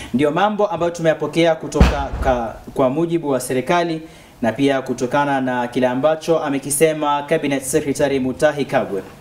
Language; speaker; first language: Swahili; native; Swahili